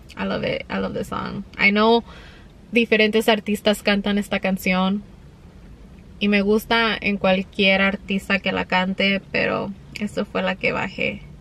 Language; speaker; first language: Spanish; early bilingual, heritage; Spanish